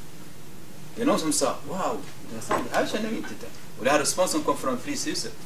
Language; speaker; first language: Swedish; non-native, fluent; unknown